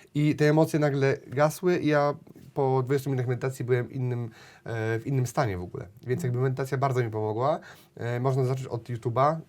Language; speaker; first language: Polish; native; Polish